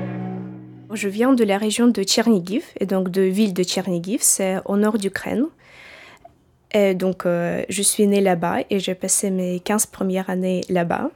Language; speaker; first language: French; non-native, fluent; Ukrainian